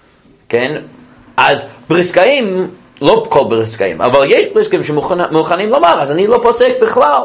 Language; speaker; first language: Hebrew; non-native, fluent; English